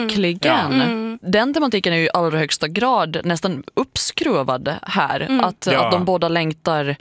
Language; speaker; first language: Swedish; native; Swedish